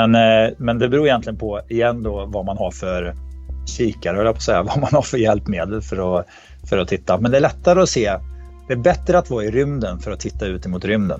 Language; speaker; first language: Swedish; native; Swedish